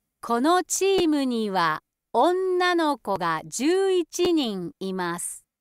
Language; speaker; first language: Japanese; native; Japanese